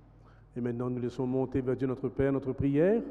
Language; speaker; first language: French; non-native, local second language; Morisyen